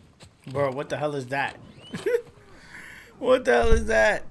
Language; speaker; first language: English; native; English